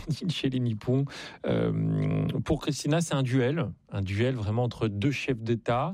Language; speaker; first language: French; native; French